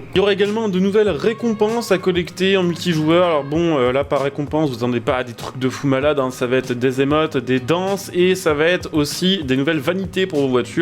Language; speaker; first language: French; native; French